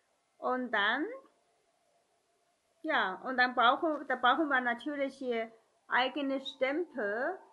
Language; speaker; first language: German; non-native, learner; Chinese